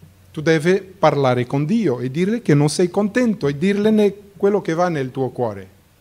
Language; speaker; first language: Italian; non-native, fluent; Portuguese